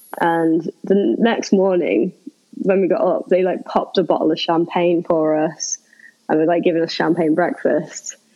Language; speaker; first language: English; native; English